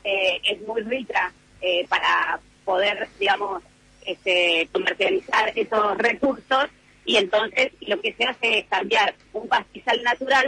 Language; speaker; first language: Spanish; native; Spanish